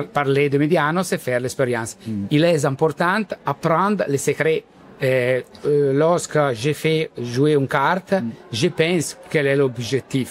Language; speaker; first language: French; non-native, learner; Italian